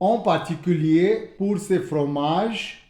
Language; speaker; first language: French; non-native, fluent; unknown